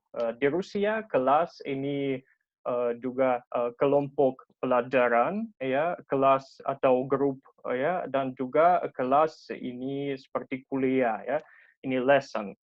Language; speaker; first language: Indonesian; non-native, learner; Russian